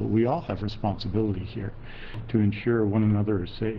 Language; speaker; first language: English; native; English